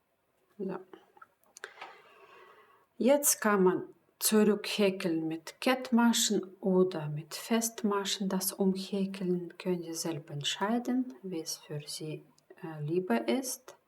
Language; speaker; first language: German; non-native, fluent; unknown